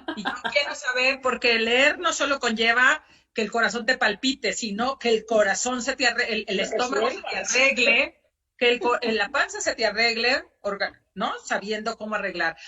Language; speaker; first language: Spanish; native; Spanish